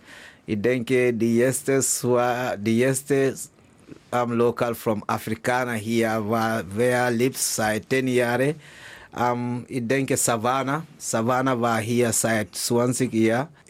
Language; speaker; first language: German; non-native, learner; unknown